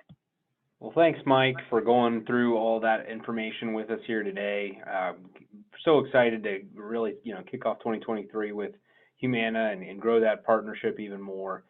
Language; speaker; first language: English; native; English